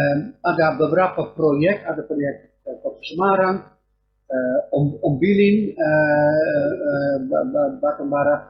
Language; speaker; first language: Indonesian; non-native, fluent; Dutch